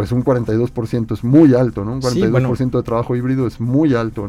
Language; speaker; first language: Spanish; native; Spanish